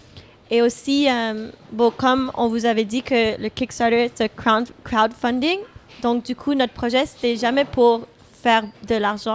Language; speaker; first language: French; non-native, fluent; English